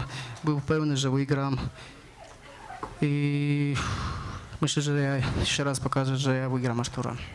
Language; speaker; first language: Polish; non-native, learner; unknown